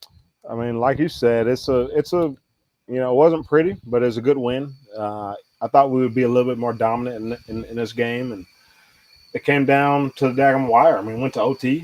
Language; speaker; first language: English; native; English